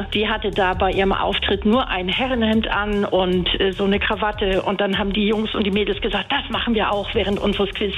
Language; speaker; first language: German; native; German